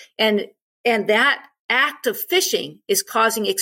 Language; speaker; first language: English; native; English